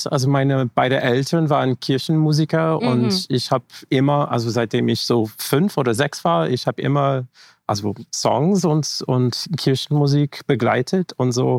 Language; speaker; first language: German; non-native, fluent; English